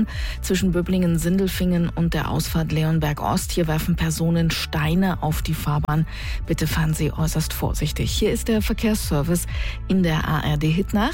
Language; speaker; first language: German; native; German